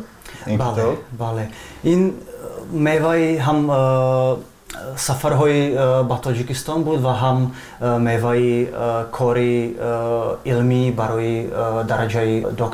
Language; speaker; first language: Tajik; non-native, fluent; Czech